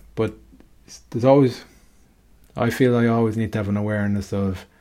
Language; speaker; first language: English; native; English